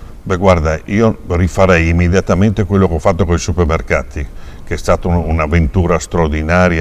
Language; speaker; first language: Italian; native; Italian